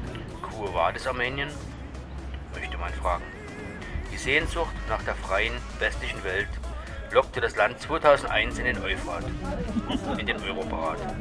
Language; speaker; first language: German; native; German